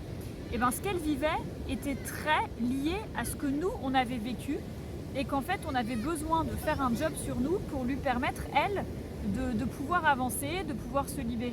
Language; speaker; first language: French; native; French